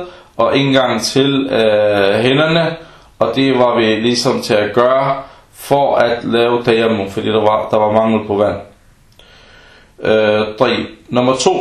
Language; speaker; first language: Danish; early bilingual, other home language; Arabic